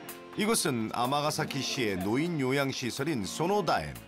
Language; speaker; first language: Korean; native; Korean